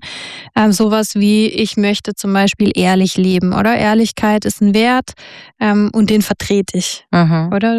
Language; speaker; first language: German; native; German